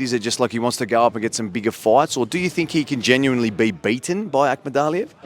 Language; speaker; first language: English; native; English